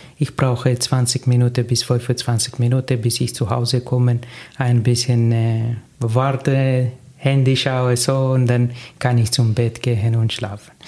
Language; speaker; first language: German; non-native, learner; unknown